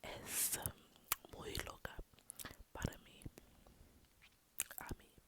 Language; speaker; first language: Spanish; non-native, learner; English